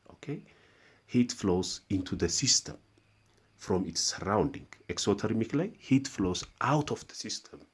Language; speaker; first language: English; non-native, local second language; Amharic